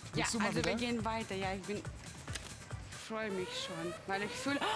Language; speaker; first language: German; non-native, fluent; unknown